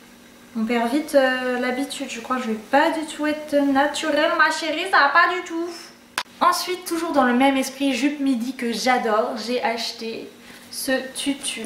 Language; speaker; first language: French; native; French